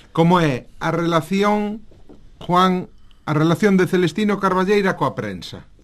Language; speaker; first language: Galician; native; Galician